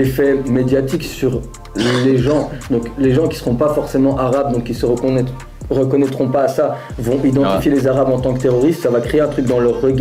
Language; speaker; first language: French; early bilingual, other home language; Arabic